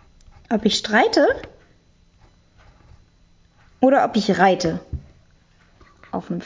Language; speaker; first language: German; native; German